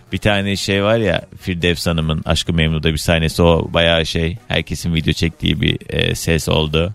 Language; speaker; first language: Turkish; native; Turkish